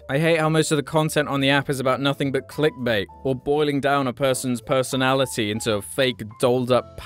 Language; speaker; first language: English; native; English